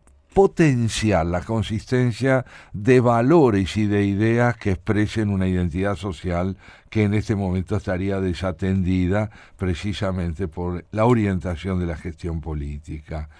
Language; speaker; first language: Spanish; native; Spanish